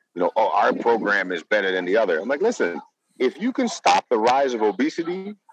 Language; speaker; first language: English; non-native, fluent; Dutch